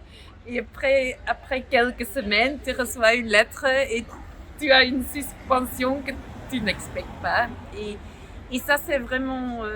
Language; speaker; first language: French; non-native, local second language; Dutch